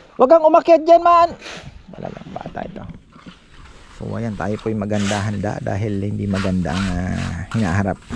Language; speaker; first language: Filipino; non-native, local second language; Bikol